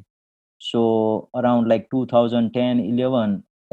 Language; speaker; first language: English; non-native, local second language; Gujarati